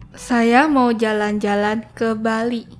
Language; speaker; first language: Indonesian; early bilingual, heritage; Indonesian